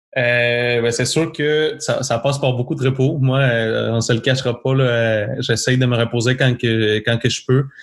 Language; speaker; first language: French; non-native, fluent; Spanish